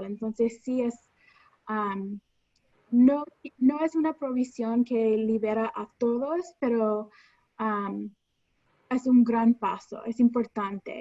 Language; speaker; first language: Spanish; non-native, fluent; English